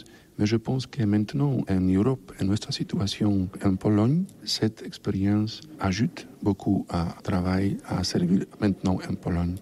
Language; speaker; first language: French; non-native, learner; Polish